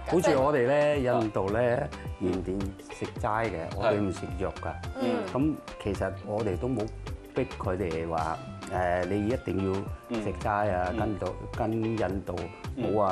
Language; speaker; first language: Cantonese; non-native, fluent; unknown